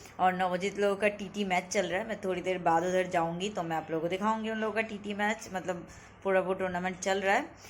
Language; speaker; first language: Hindi; non-native, local second language; Bangla